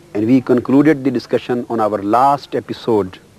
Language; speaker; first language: English; non-native, local second language; Punjabi